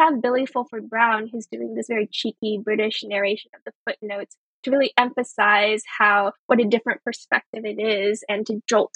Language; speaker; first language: English; early bilingual, other home language; Chinese